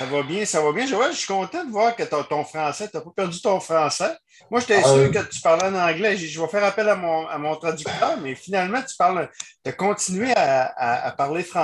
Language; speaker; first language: French; native; French